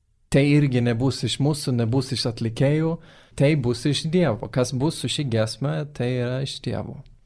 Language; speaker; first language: Lithuanian; non-native, fluent; Swedish